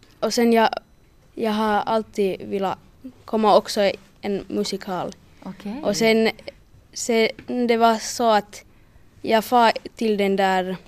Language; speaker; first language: Swedish; non-native, local second language; Finnish